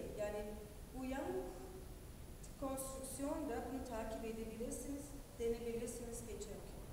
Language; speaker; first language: Turkish; non-native, fluent; German